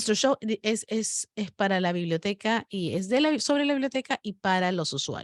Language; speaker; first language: Spanish; native; Spanish